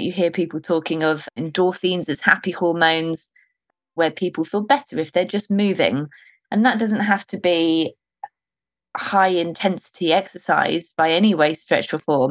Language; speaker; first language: English; native; English